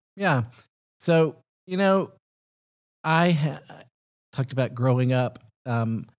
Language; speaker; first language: English; native; English